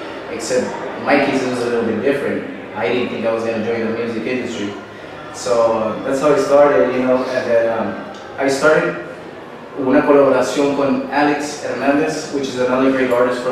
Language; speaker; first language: English; early bilingual, other home language; Spanish